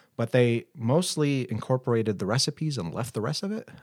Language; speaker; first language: English; non-native, fluent; Arabic